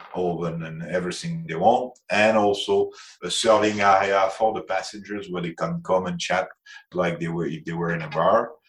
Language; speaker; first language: English; non-native, fluent; French